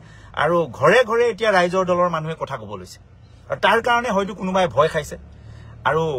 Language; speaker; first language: Assamese; native; Assamese